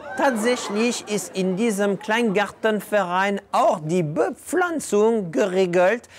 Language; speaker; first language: German; non-native, fluent; French